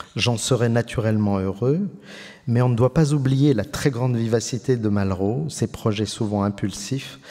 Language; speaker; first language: French; native; French